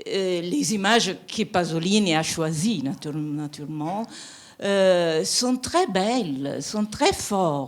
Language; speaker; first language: French; non-native, fluent; Italian